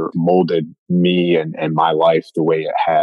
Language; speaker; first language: English; native; English